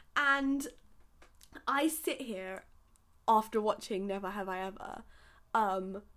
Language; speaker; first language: English; early bilingual, other home language; Hindi